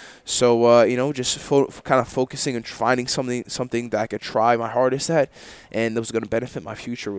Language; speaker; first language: English; native; English